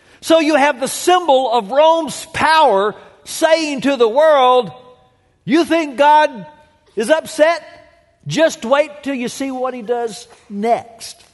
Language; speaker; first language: English; native; English